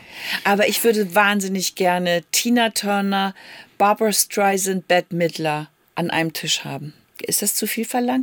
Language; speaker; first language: German; native; German